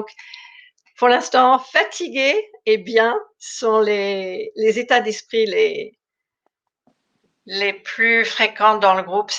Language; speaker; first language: French; non-native, fluent; English